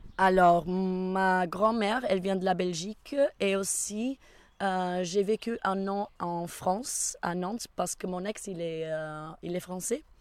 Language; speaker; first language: French; non-native, fluent; Portuguese